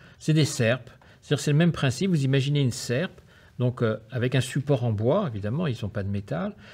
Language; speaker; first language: French; native; French